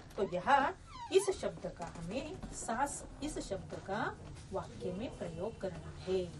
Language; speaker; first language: Hindi; non-native, local second language; Marathi